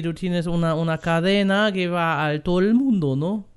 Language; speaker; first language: Spanish; non-native, fluent; German